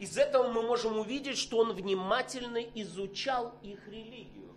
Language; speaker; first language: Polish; non-native, learner; Russian